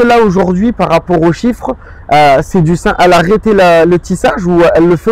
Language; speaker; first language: French; native; French